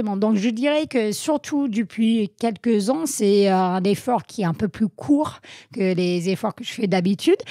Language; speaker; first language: French; non-native, fluent; English